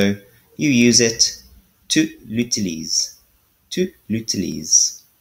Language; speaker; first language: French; non-native, learner; English